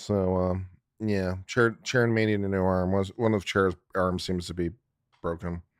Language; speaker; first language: English; native; English